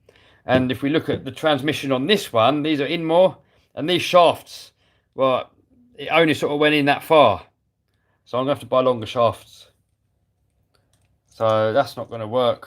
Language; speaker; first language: English; native; English